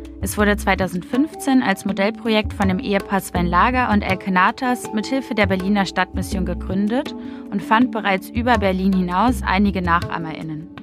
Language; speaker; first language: German; native; German